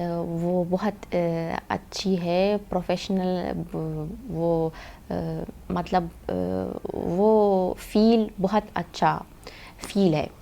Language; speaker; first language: Hindi; non-native, learner; Arabic